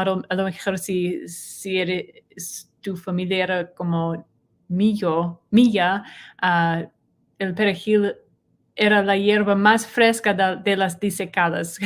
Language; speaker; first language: Spanish; non-native, learner; English